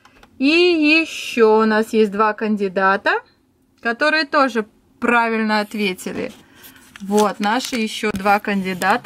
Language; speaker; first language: Russian; native; Russian